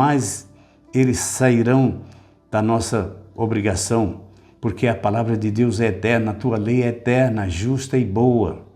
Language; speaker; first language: Portuguese; native; Portuguese